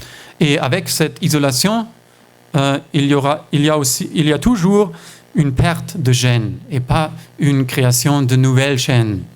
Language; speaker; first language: French; non-native, fluent; German